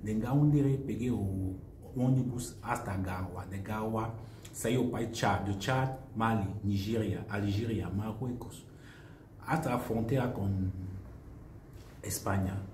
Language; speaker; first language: Portuguese; non-native, fluent; French